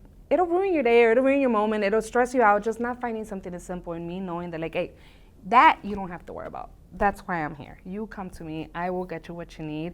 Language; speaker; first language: English; early bilingual, other home language; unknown